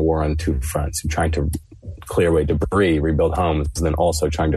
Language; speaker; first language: English; native; English